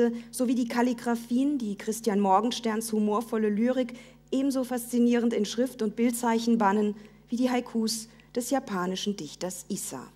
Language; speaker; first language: German; native; German